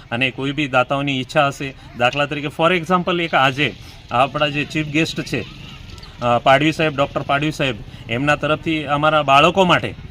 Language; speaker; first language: Gujarati; non-native, local second language; Marathi